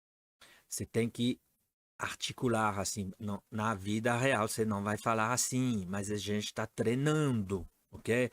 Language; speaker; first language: Portuguese; non-native, fluent; French